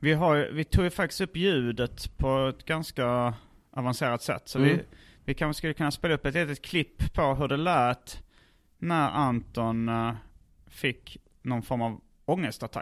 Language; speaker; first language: Swedish; native; Swedish